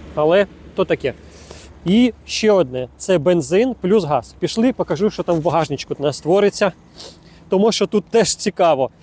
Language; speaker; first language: Ukrainian; non-native, local second language; Russian